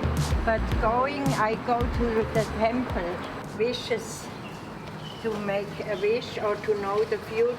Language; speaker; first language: English; non-native, learner; German